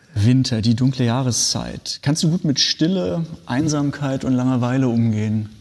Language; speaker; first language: German; native; German